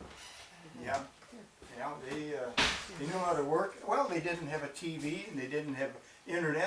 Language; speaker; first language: English; native; English